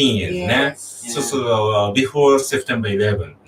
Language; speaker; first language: English; non-native, learner; Japanese